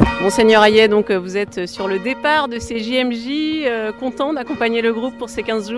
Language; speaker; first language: French; native; French